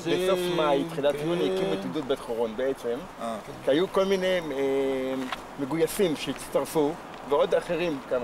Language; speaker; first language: Hebrew; native; Hebrew